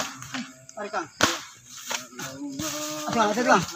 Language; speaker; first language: Indonesian; native; Indonesian